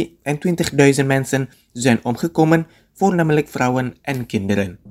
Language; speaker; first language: Dutch; non-native, fluent; Indonesian